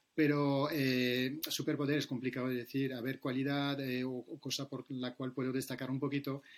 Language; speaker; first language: Spanish; non-native, fluent; French